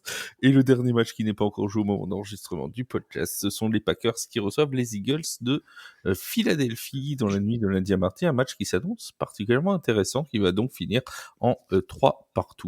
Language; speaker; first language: French; native; French